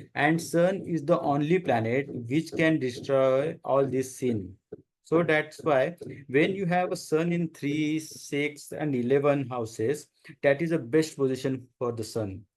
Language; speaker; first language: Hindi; non-native, local second language; Marathi